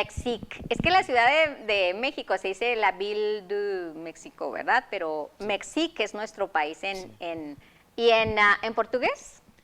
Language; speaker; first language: Spanish; native; Spanish